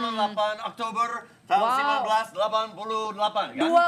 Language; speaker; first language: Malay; non-native, fluent; English